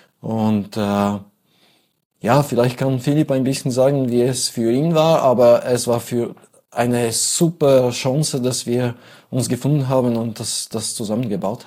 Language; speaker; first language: German; non-native, fluent; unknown